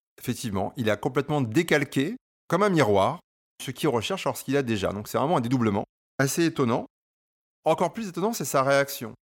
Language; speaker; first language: French; native; French